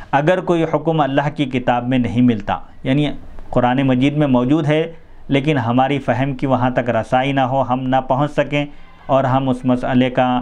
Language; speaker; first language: Urdu; native; Urdu